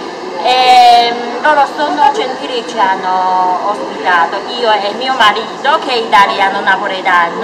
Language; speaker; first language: Italian; non-native, fluent; Chinese